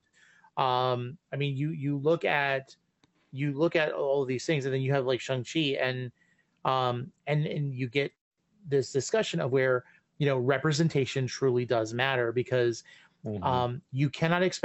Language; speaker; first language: English; native; English